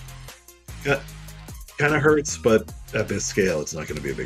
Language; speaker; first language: English; native; English